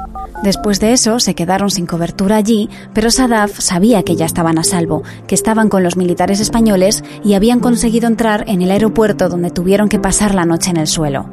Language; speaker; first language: Spanish; native; Spanish